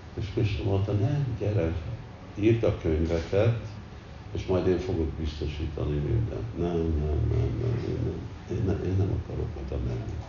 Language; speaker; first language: Hungarian; early bilingual, heritage; Hungarian